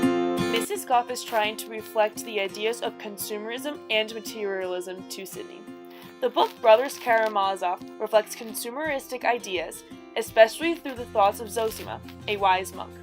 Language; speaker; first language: English; native; English